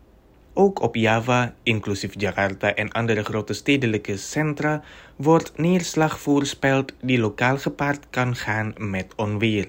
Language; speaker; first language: Dutch; non-native, fluent; Indonesian